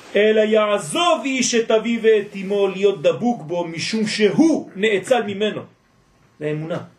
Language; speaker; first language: Hebrew; non-native, fluent; French